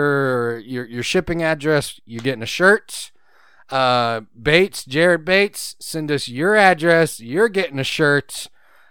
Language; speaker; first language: English; native; English